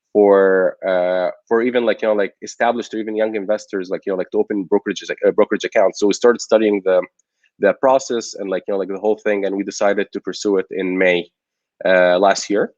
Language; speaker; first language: English; non-native, local second language; Arabic